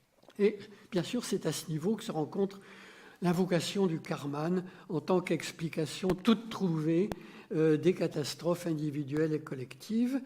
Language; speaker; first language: French; native; French